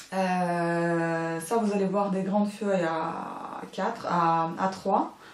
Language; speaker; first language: French; non-native, fluent; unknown